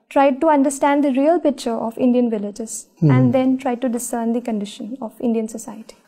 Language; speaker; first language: English; non-native, local second language; Marathi